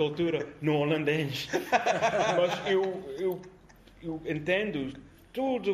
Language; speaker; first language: Portuguese; non-native, learner; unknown